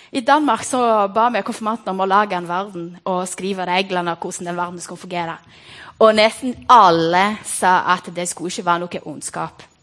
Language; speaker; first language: Norwegian; non-native, fluent; Portuguese